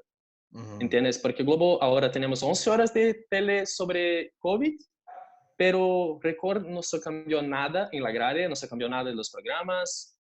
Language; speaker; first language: Spanish; non-native, fluent; Portuguese